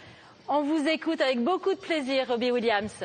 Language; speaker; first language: French; native; French